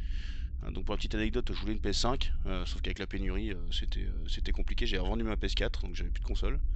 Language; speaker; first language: French; native; French